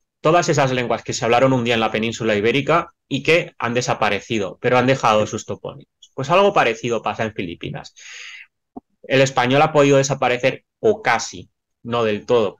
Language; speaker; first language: Spanish; native; Spanish